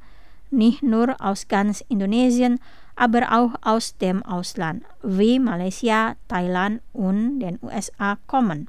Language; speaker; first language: German; non-native, fluent; Indonesian